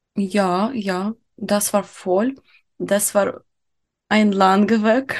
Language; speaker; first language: German; non-native, learner; Ukrainian